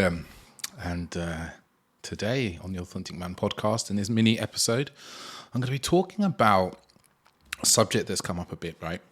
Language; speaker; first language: English; native; English